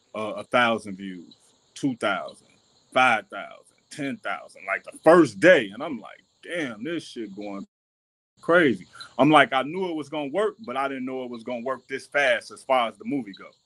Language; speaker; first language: English; native; English